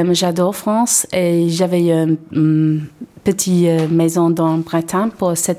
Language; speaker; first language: French; non-native, learner; English